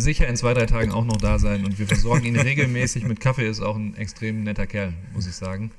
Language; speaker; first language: German; native; German